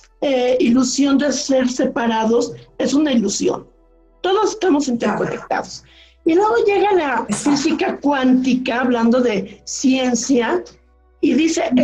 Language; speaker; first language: Spanish; native; Spanish